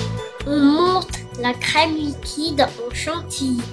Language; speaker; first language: French; early bilingual, other home language; Romanian